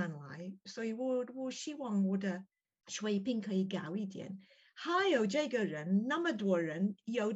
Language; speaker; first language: Chinese; non-native, learner; English